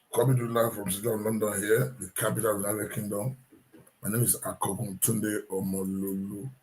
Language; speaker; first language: English; non-native, local second language; Yoruba